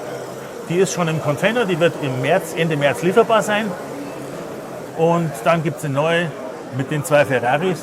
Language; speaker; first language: German; native; German